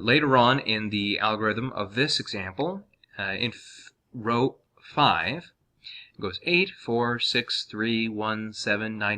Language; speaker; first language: English; native; English